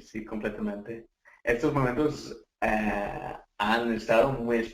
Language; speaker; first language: Spanish; non-native, learner; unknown